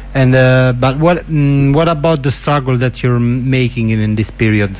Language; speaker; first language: English; non-native, learner; Italian